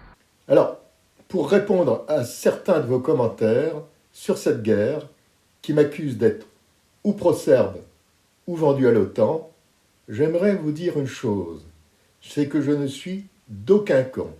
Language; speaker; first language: French; native; French